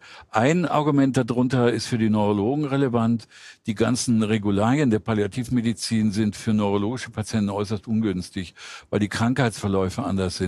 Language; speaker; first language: German; native; German